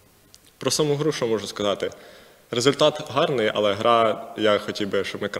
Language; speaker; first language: Ukrainian; native; Ukrainian